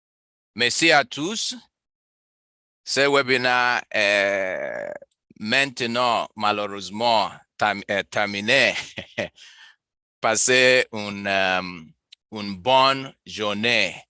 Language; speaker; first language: French; non-native, learner; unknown